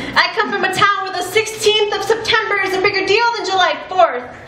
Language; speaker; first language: English; native; English